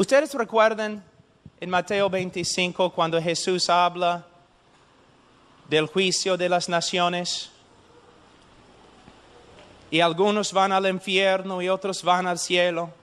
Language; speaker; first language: Spanish; non-native, fluent; English